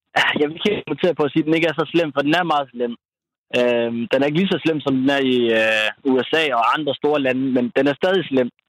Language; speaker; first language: Danish; early bilingual, other home language; Somali